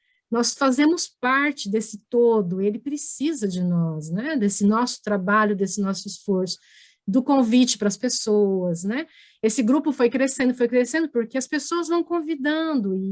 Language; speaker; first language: Portuguese; native; Portuguese